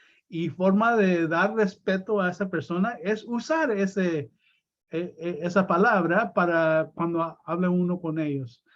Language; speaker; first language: Spanish; early bilingual, heritage; Spanish